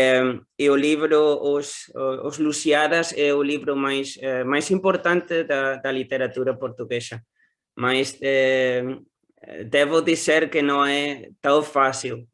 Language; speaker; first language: Portuguese; non-native, learner; Spanish